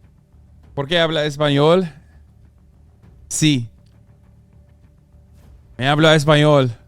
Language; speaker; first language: Spanish; non-native, learner; English